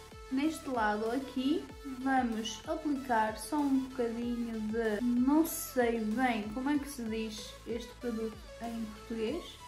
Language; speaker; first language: Portuguese; non-native, fluent; Serbian